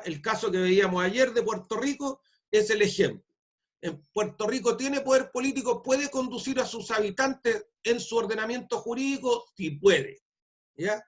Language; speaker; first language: Spanish; native; Spanish